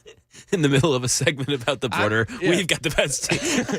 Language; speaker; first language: English; native; English